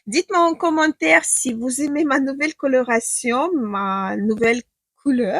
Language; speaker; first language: French; non-native, fluent; Ukrainian